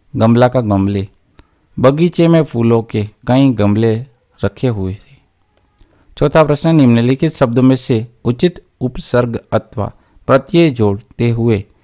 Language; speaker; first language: Hindi; non-native, local second language; Gujarati